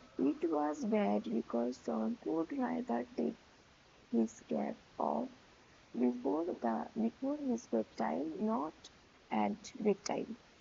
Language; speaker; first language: English; non-native, local second language; Bangla